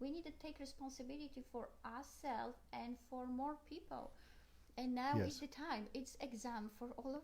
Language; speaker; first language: English; non-native, learner; Polish